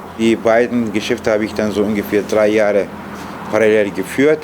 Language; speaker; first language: German; non-native, fluent; Turkish